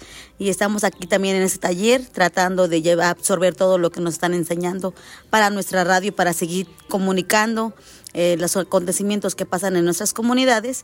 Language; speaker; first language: Spanish; native; Spanish